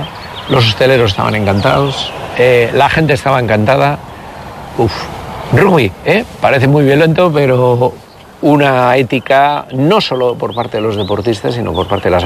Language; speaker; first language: Spanish; native; Spanish